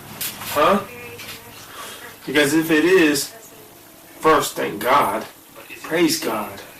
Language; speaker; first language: English; native; English